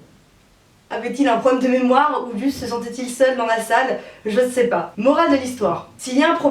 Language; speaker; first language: French; native; French